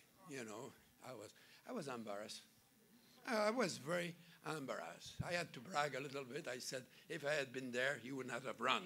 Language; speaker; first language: English; non-native, fluent; French